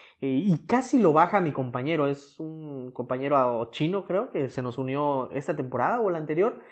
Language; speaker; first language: Spanish; native; Spanish